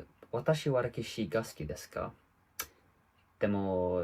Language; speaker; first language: Japanese; non-native, learner; English